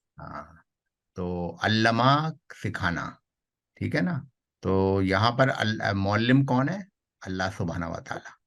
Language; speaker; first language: Urdu; native; Urdu